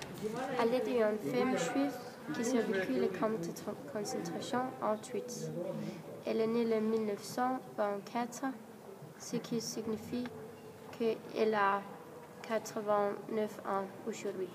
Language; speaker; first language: French; non-native, learner; Danish